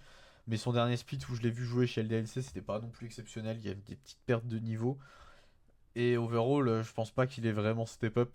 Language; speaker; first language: French; native; French